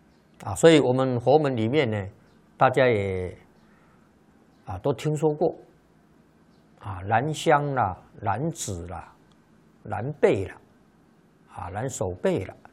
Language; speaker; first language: Chinese; native; Chinese